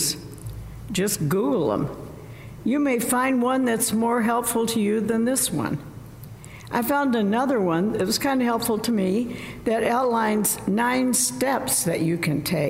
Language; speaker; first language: English; native; English